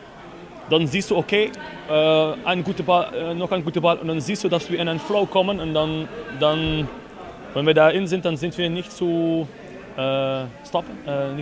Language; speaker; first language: German; non-native, fluent; Dutch